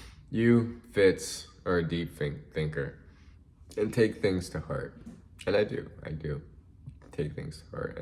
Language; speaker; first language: English; native; English